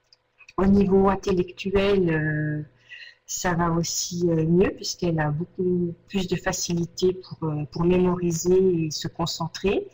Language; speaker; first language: French; native; French